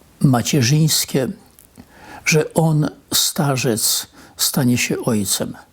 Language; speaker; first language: Polish; native; Polish